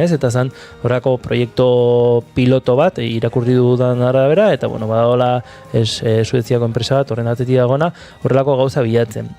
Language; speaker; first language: Basque; native; Basque